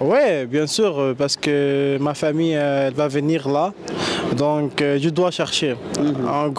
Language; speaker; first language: French; non-native, learner; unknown